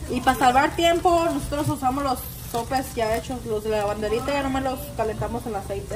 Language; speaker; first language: Spanish; early bilingual, other home language; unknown